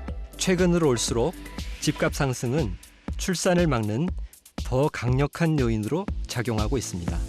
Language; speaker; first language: Korean; native; Korean